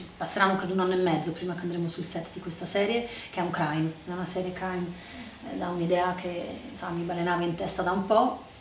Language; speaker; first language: Italian; native; Italian